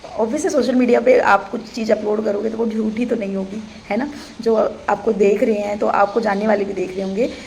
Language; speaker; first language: Hindi; native; Hindi